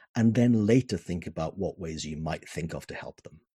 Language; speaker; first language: English; native; English